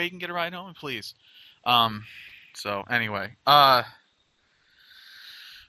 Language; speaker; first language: English; native; English